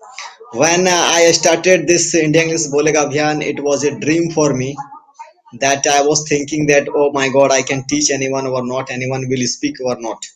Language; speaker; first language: English; non-native, fluent; Hindi